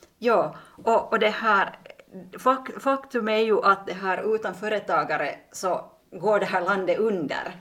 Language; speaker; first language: Swedish; native; Swedish